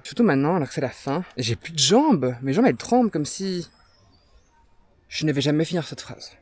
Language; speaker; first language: French; native; French